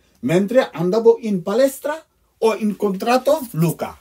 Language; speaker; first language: Italian; non-native, fluent; Bangla